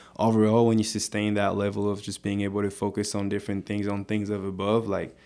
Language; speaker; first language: English; non-native, fluent; French